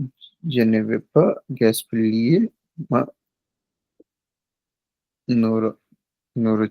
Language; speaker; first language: French; non-native, learner; Hindi